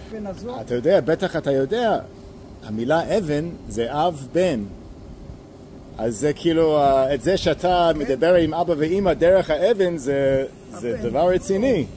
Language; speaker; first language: Hebrew; non-native, fluent; English